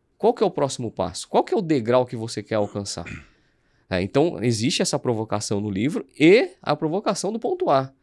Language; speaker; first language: Portuguese; native; Portuguese